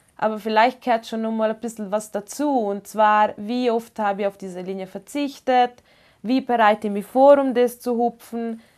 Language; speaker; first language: German; non-native, fluent; Ladin